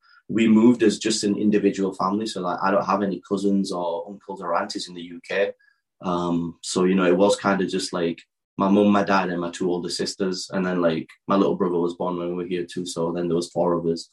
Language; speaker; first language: English; native; English